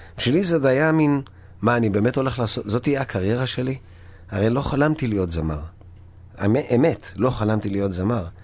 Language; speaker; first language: Hebrew; native; Hebrew